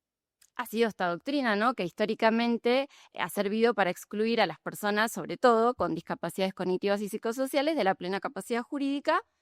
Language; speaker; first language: Spanish; native; Spanish